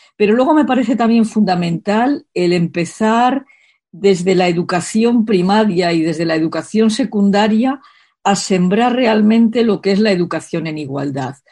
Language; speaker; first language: Spanish; native; Spanish